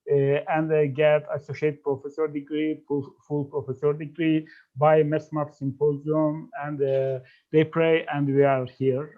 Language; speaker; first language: English; non-native, fluent; Turkish